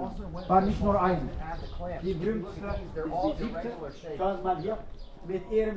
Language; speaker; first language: German; non-native, learner; Arabic